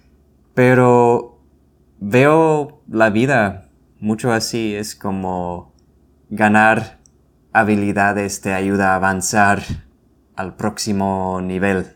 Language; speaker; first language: Spanish; non-native, fluent; English